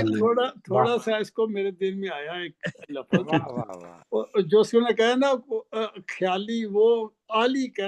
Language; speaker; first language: Hindi; non-native, local second language; Punjabi